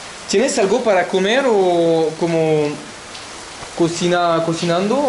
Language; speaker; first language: Spanish; non-native, learner; French